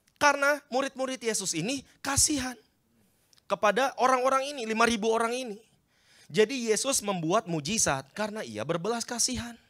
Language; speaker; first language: Indonesian; native; Indonesian